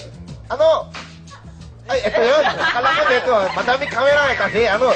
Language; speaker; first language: Filipino; non-native, learner; Korean